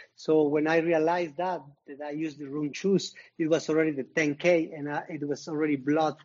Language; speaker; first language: English; non-native, learner; Spanish